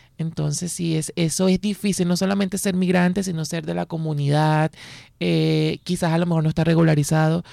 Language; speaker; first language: Spanish; native; Spanish